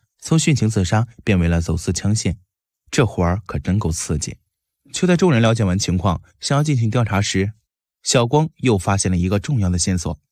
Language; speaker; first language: Chinese; native; Chinese